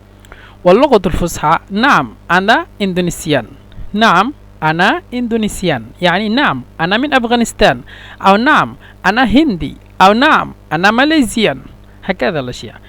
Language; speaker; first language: Arabic; non-native, fluent; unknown